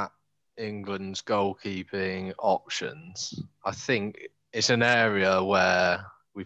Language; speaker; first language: English; native; English